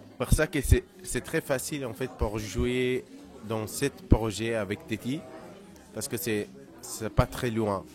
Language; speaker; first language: French; non-native, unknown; Persian